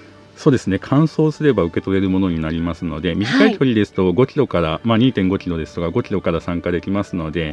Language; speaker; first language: Japanese; native; Japanese